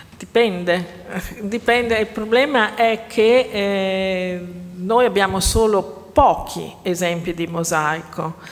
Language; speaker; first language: Italian; native; Italian